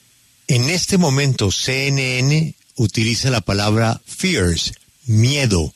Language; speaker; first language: Spanish; native; Spanish